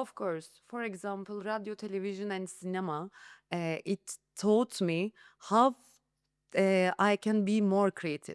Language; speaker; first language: English; non-native, learner; Turkish